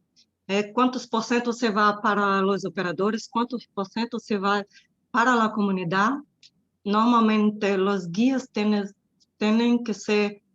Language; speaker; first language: Spanish; non-native, fluent; Portuguese